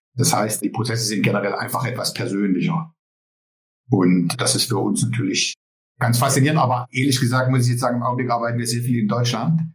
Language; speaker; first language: German; native; German